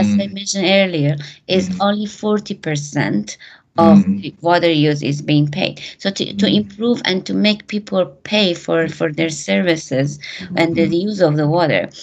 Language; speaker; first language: English; non-native, fluent; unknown